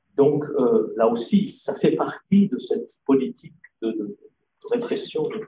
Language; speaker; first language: French; non-native, local second language; Arabic